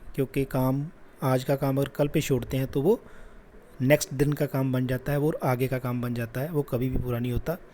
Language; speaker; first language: Hindi; non-native, local second language; Punjabi